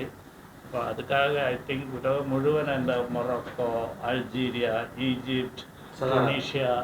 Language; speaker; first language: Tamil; non-native, learner; Malayalam